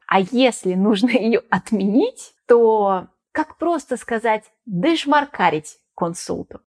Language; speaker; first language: Russian; native; Russian